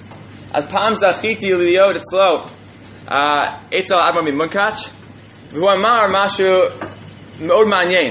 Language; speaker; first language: Hebrew; non-native, fluent; English